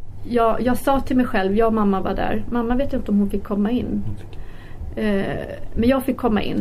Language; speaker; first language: Swedish; early bilingual, other home language; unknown